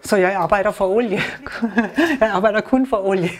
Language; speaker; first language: Danish; non-native, learner; German